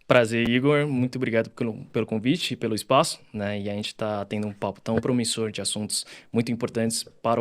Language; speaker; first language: Portuguese; early bilingual, other home language; Chinese